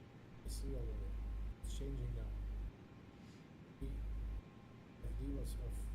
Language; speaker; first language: English; non-native, learner; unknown